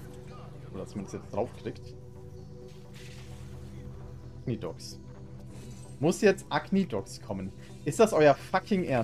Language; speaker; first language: German; native; German